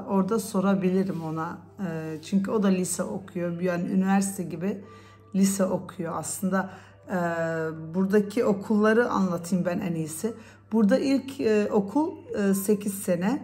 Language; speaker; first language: Turkish; early bilingual, heritage; Turkish